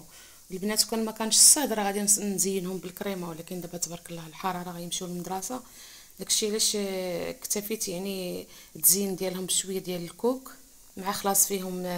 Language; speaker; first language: Arabic; native; Arabic